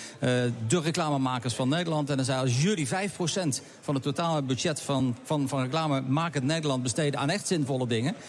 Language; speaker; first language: Dutch; native; Dutch